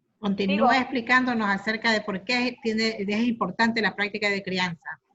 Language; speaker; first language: Spanish; native; Spanish